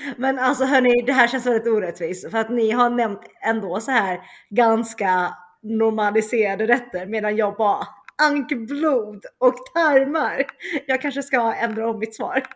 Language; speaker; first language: Swedish; early bilingual, other home language; Chinese